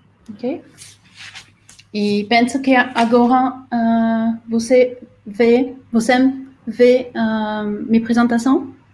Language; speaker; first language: Portuguese; non-native, learner; French